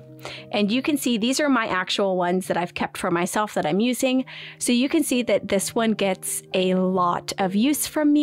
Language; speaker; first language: English; native; English